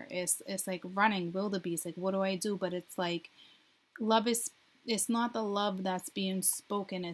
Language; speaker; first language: English; native; English